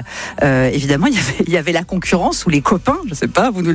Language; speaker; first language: French; native; French